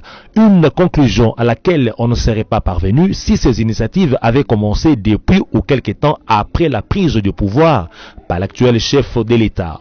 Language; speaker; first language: French; native; French